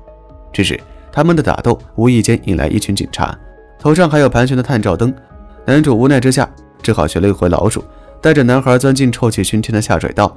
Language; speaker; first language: Chinese; native; Chinese